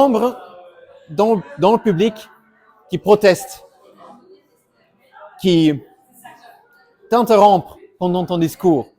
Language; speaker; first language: French; non-native, fluent; German